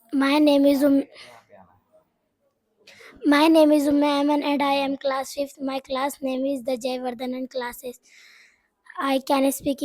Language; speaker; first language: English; non-native, learner; Hindi